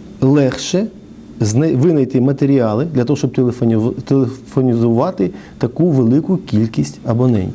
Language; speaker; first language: Ukrainian; native; Ukrainian